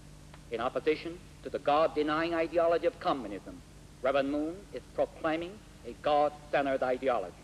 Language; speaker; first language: English; non-native, local second language; Korean